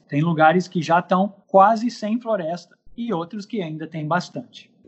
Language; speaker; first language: Portuguese; non-native, fluent; English